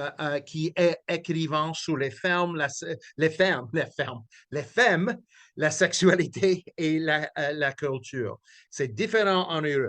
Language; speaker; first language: French; non-native, local second language; English